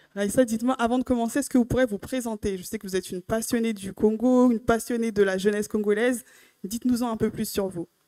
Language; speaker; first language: French; native; French